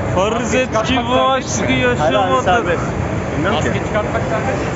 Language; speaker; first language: Turkish; native; Turkish